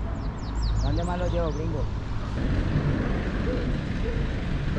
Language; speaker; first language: Spanish; native; Spanish